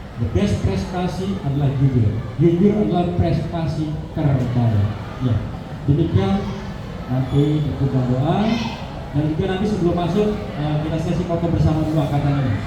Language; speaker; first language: Indonesian; native; Indonesian